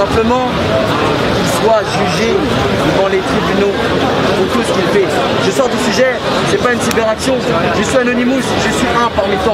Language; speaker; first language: French; native; French